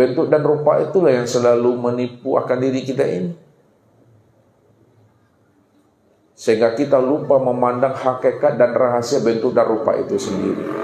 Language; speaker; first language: Indonesian; native; Indonesian